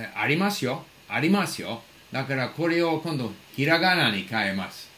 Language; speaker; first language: Japanese; non-native, fluent; English